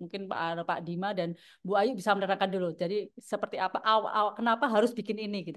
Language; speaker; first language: Indonesian; native; Indonesian